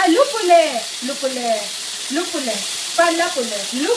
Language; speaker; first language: French; non-native, learner; Filipino